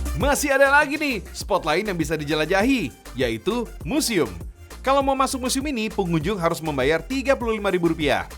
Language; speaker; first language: Indonesian; native; Indonesian